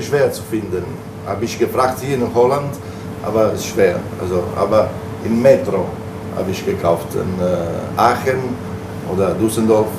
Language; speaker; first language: German; non-native, fluent; Italian